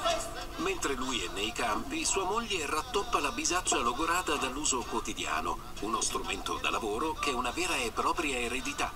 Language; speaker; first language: Italian; native; Italian